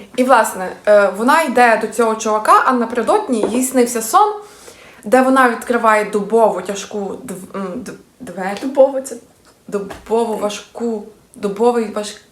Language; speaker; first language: Ukrainian; native; Ukrainian